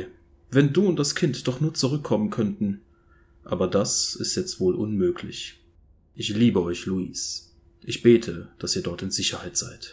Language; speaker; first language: German; native; German